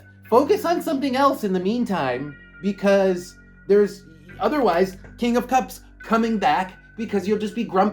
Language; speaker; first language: English; native; English